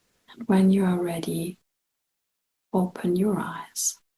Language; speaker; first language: English; non-native, fluent; German